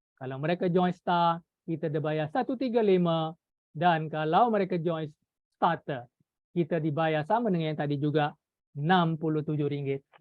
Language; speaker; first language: Malay; native; Malay